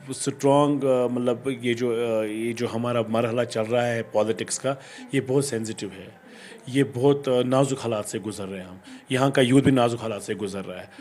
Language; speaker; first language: Hindi; non-native, local second language; Kashmiri